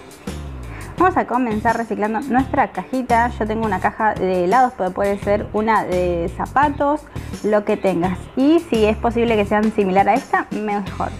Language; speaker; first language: Spanish; native; Spanish